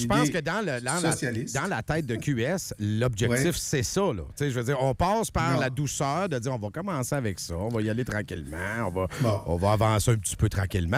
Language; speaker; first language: French; native; French